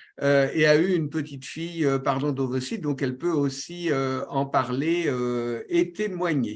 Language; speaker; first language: French; native; French